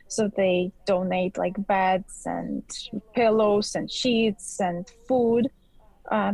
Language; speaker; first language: English; non-native, fluent; Ukrainian